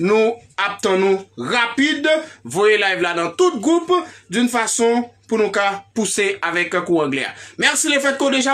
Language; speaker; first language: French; non-native, local second language; Haitian Creole